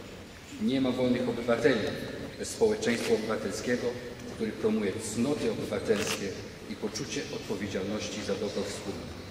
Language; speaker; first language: Polish; native; Polish